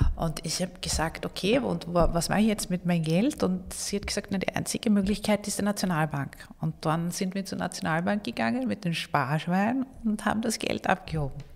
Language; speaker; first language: German; non-native, fluent; Swedish